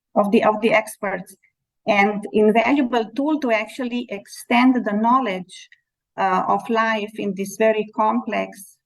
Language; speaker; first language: English; non-native, fluent; Slovenian